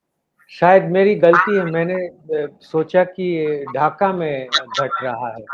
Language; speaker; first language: Hindi; non-native, local second language; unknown